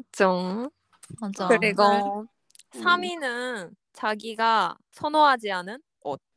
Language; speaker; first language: Korean; non-native, fluent; Japanese